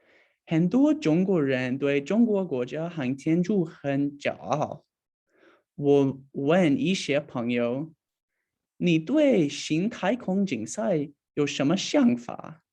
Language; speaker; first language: Chinese; non-native, learner; English